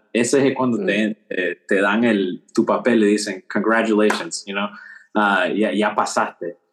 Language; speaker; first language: Spanish; early bilingual, heritage; Spanish